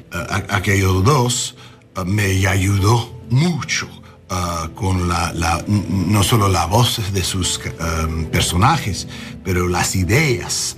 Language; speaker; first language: Spanish; non-native, learner; English